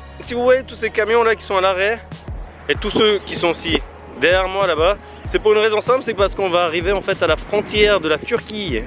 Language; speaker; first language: French; native; French